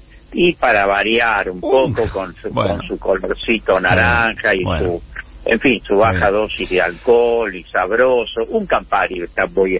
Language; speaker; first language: Spanish; native; Spanish